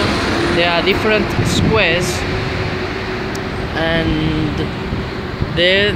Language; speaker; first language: English; non-native, learner; Spanish